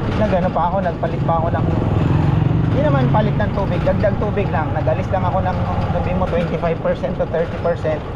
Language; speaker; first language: Filipino; non-native, local second language; Bikol